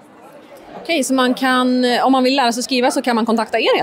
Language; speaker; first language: Swedish; native; Swedish